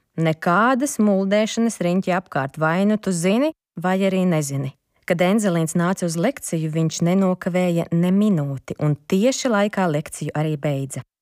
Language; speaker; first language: Latvian; non-native, local second language; Ukrainian